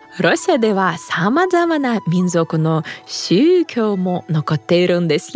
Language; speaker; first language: Japanese; non-native, fluent; Russian